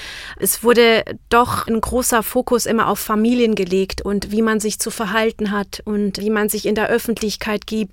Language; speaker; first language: German; non-native, fluent; Czech